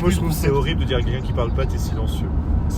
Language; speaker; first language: French; native; French